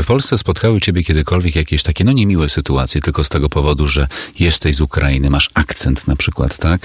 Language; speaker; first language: Polish; native; Polish